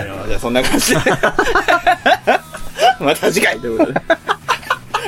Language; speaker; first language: Japanese; native; Japanese